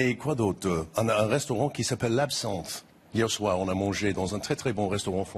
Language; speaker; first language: French; non-native, fluent; English